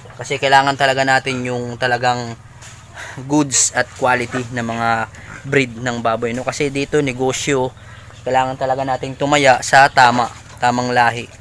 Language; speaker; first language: Filipino; native; Filipino